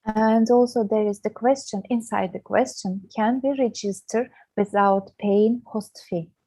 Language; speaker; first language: English; non-native, fluent; Russian